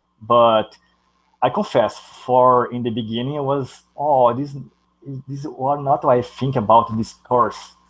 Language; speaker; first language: English; non-native, learner; Portuguese